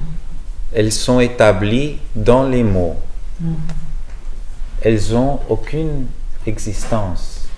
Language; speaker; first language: French; non-native, learner; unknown